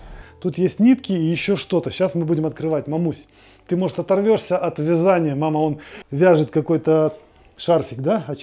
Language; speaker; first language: Russian; native; Russian